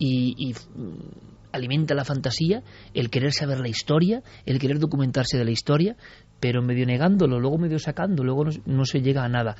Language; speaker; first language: Spanish; native; Spanish